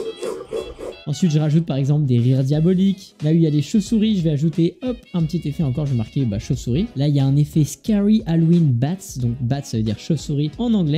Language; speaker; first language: French; native; French